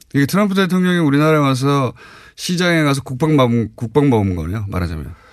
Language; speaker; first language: Korean; native; Korean